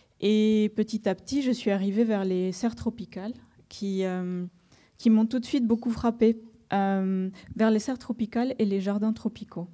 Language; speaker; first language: French; non-native, fluent; Spanish